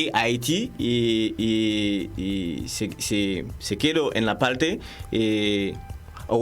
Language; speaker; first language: Spanish; non-native, fluent; Haitian Creole